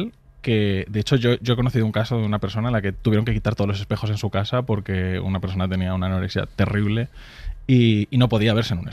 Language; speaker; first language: Spanish; native; Spanish